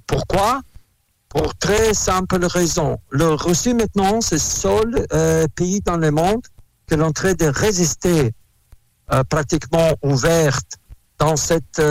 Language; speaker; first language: French; non-native, learner; Russian